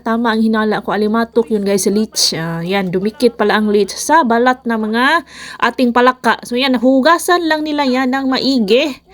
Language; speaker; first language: Filipino; non-native, local second language; Cebuano